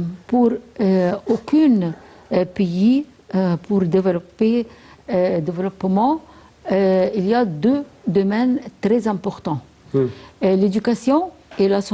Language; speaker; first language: French; non-native, fluent; Arabic